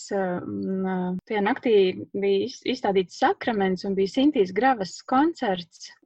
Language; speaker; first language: Latvian; native; Latvian